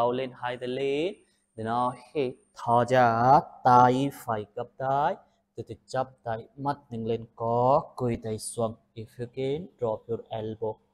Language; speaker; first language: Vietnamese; non-native, learner; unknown